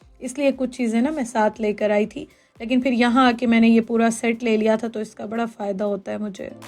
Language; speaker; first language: Hindi; native; Hindi